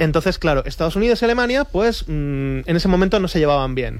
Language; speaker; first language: Spanish; native; Spanish